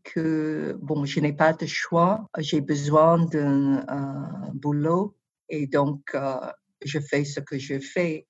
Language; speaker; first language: French; non-native, fluent; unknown